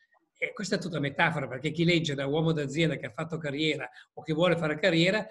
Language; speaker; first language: Italian; native; Italian